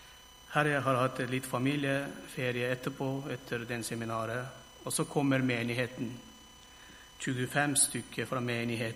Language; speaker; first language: Swedish; non-native, learner; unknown